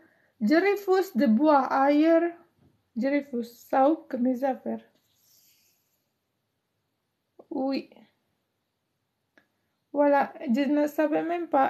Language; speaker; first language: French; non-native, learner; Indonesian